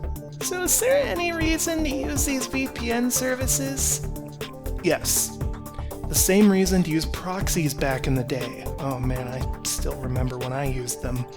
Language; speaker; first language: English; native; English